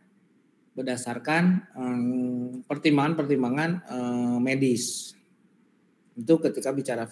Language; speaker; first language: Indonesian; native; Indonesian